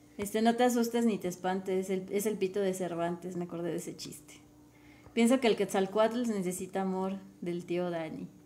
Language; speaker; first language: Spanish; native; Spanish